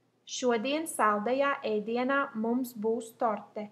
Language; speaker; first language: Latvian; native; Latvian